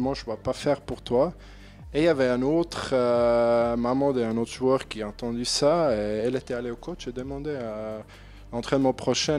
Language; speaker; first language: French; non-native, learner; German